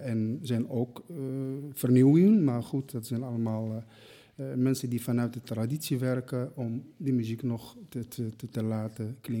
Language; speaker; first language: Dutch; non-native, fluent; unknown